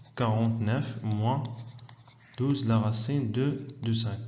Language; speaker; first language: French; non-native, local second language; Arabic